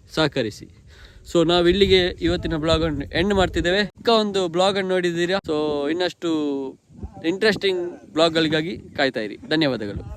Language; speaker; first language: Kannada; non-native, local second language; Konkani